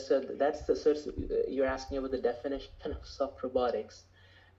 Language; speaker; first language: English; non-native, local second language; Bangla